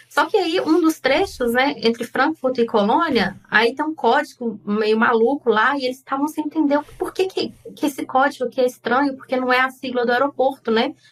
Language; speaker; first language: Portuguese; native; Portuguese